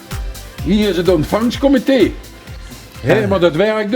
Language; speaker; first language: Dutch; native; Dutch